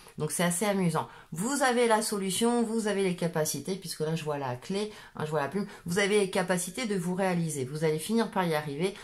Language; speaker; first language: French; native; French